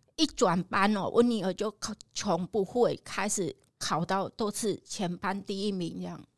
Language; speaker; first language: Chinese; non-native, fluent; Khmer